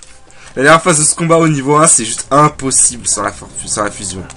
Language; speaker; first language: French; native; French